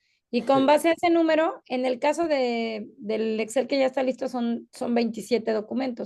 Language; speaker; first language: Spanish; native; Spanish